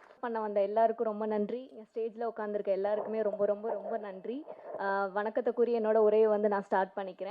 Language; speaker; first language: Tamil; native; Tamil